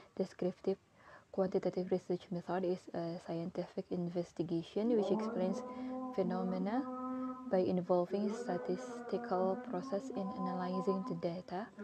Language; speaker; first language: English; non-native, fluent; Indonesian